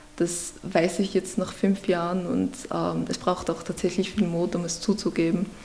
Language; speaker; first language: German; early bilingual, other home language; Persian